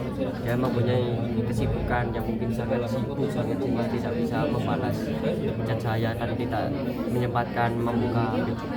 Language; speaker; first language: Indonesian; native; Indonesian